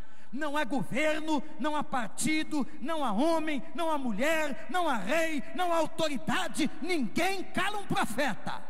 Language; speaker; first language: Portuguese; native; Portuguese